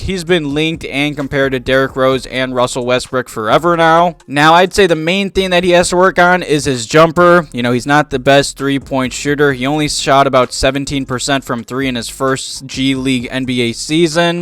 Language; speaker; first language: English; native; English